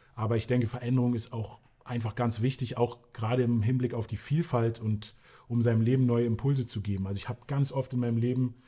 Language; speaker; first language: German; native; German